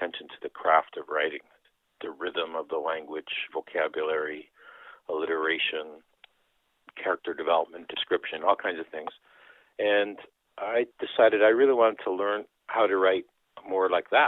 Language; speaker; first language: English; early bilingual, other home language; Dutch